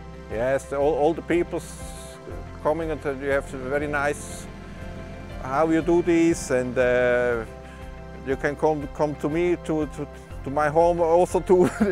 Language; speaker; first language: English; non-native, learner; Swiss German